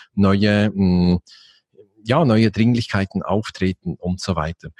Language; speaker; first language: German; native; German